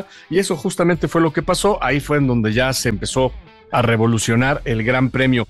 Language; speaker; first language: Spanish; native; Spanish